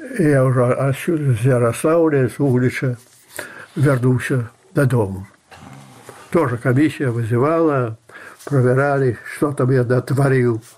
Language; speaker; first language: Russian; non-native, fluent; Belarusian